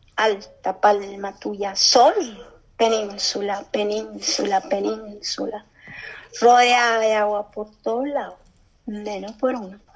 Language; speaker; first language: Spanish; early bilingual, heritage; Spanish